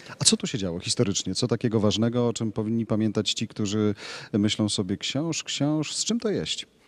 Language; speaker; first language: Polish; native; Polish